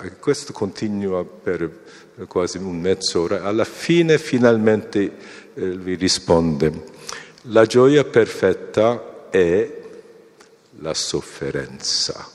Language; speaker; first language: Italian; non-native, fluent; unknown